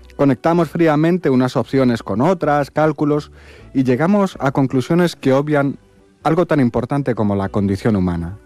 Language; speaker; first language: Spanish; native; Spanish